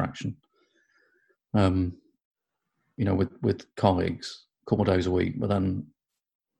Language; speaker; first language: English; native; English